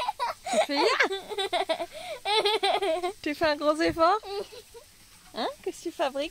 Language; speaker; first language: French; native; French